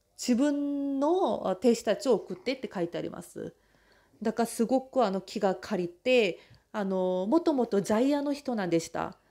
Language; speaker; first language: Japanese; non-native, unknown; Korean